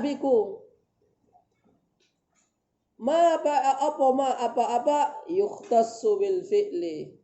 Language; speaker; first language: Arabic; non-native, fluent; Indonesian